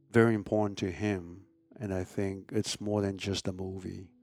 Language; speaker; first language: English; early bilingual, other home language; Chinese